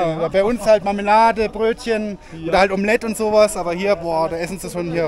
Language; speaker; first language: German; native; German